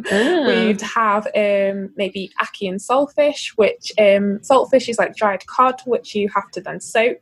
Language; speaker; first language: English; native; English